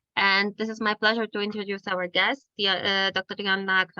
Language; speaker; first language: English; non-native, fluent; Polish